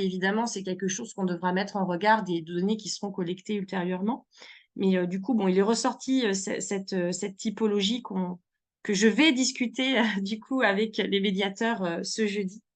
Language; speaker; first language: French; native; French